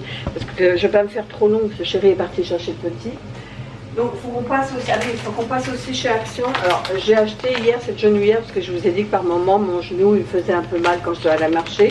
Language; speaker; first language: French; native; French